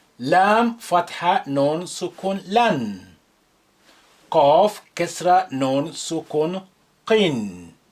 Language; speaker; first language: Arabic; non-native, fluent; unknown